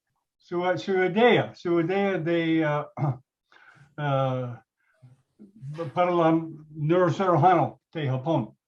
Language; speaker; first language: Spanish; non-native, learner; English